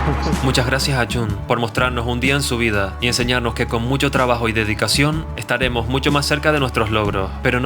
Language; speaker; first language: Spanish; native; Spanish